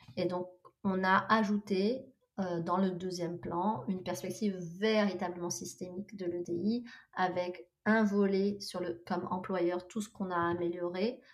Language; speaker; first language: French; non-native, local second language; Arabic